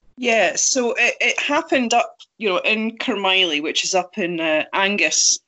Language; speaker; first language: English; native; English